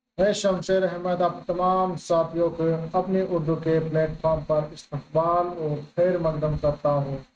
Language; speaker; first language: Hindi; native; Hindi